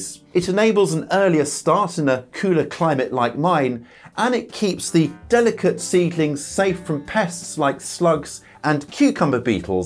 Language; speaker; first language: English; native; English